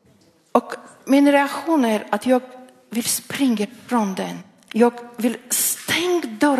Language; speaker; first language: Swedish; non-native, learner; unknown